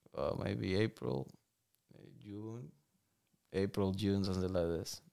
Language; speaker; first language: English; non-native, learner; Spanish